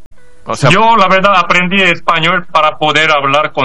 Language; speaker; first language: Spanish; non-native, fluent; Korean